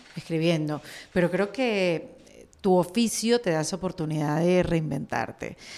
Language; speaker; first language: Spanish; native; Spanish